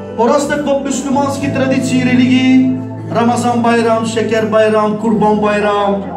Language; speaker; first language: Bulgarian; non-native, local second language; Turkish